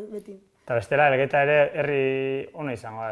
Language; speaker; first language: Basque; native; Basque